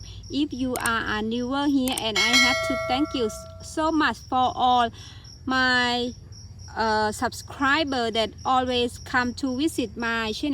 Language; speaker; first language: English; non-native, learner; Thai